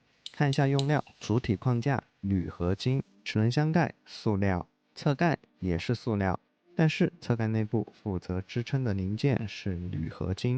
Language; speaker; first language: Chinese; native; Chinese